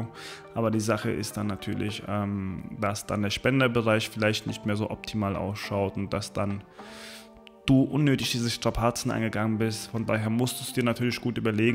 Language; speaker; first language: German; native; German